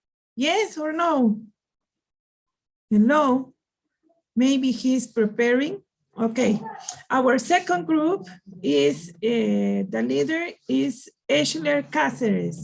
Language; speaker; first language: English; non-native, learner; Spanish